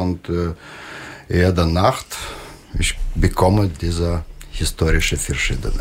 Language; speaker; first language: German; non-native, learner; Russian